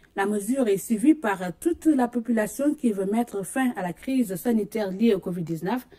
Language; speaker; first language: French; non-native, local second language; Wolof